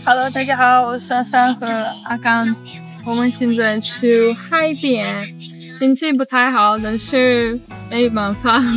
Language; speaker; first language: Chinese; non-native, learner; Russian